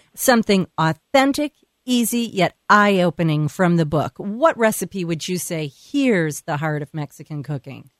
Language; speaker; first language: English; native; English